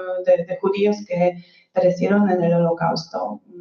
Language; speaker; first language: Spanish; non-native, fluent; Polish